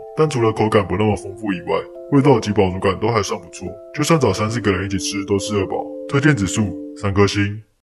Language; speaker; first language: Chinese; native; Chinese